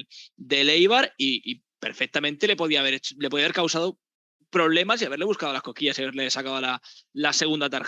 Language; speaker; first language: Spanish; native; Spanish